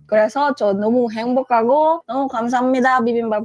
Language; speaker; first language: Korean; non-native, learner; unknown